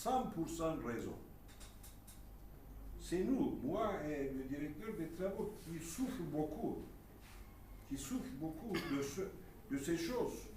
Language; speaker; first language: French; non-native, fluent; Turkish